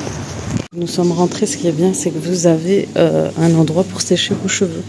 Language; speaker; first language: French; native; French